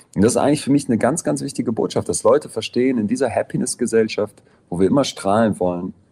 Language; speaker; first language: German; native; German